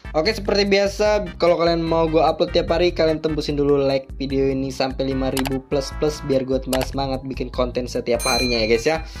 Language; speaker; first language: Indonesian; native; Indonesian